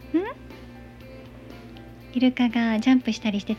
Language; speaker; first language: Japanese; native; Japanese